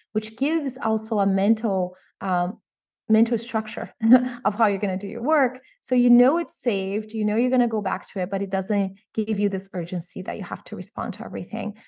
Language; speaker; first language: English; non-native, fluent; Portuguese